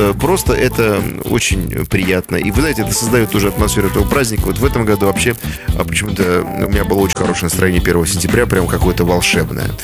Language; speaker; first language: Russian; native; Russian